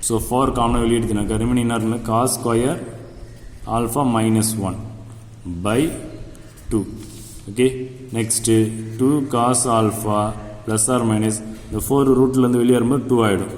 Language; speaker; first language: Tamil; native; Tamil